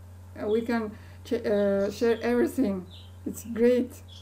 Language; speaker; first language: English; non-native, learner; Kazakh